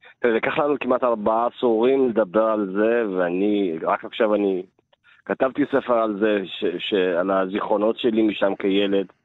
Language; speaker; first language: Hebrew; early bilingual, other home language; Amharic